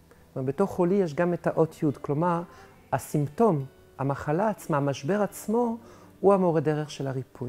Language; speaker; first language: Hebrew; non-native, fluent; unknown